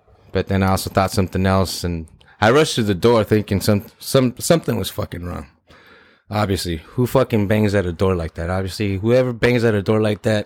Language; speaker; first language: English; early bilingual, other home language; Spanish